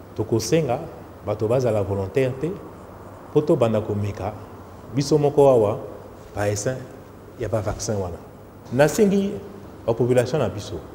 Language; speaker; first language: Lingala; native; Lingala